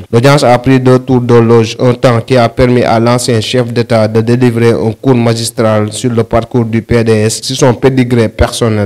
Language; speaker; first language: French; non-native, local second language; Wolof